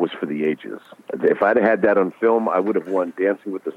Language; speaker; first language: English; native; English